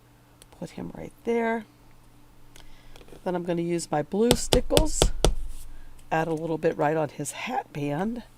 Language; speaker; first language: English; native; English